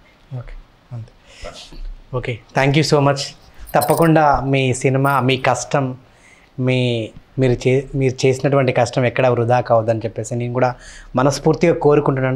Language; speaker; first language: Telugu; native; Telugu